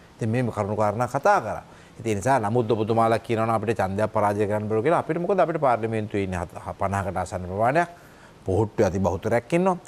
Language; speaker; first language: Sinhala; native; Sinhala